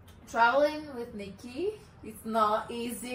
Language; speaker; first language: English; non-native, learner; Portuguese